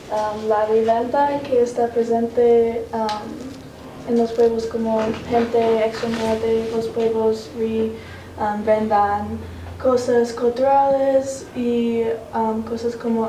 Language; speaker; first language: Spanish; non-native, learner; English